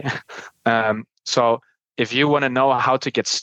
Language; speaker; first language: English; non-native, fluent; German